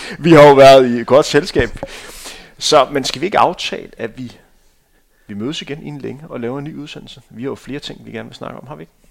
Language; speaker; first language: Danish; native; Danish